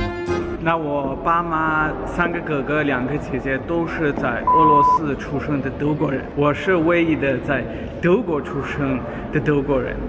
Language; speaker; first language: Chinese; non-native, fluent; German